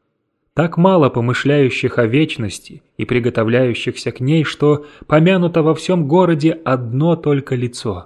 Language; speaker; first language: Russian; native; Russian